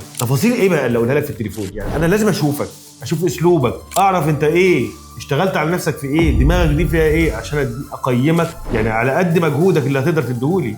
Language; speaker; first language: Arabic; native; Arabic